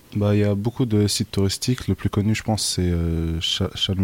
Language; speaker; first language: French; early bilingual, other home language; Arabic